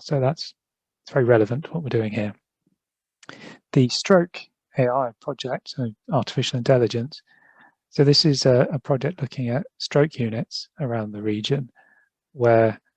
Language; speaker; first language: English; native; English